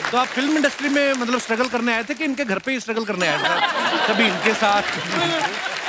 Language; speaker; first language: Hindi; native; Hindi